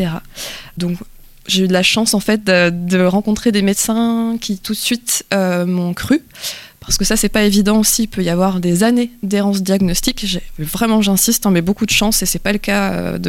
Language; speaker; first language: French; native; French